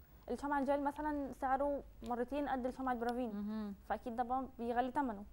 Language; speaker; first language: Arabic; native; Arabic